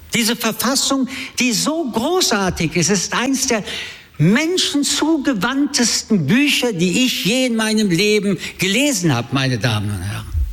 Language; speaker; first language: German; early bilingual, other home language; French